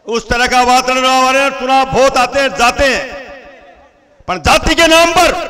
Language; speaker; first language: Hindi; native; Hindi